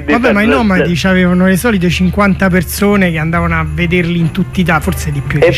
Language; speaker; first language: Italian; native; Italian